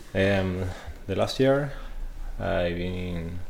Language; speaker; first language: English; non-native, learner; Spanish